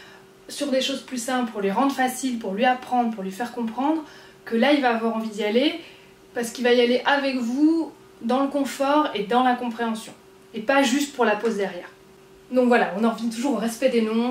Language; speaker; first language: French; native; French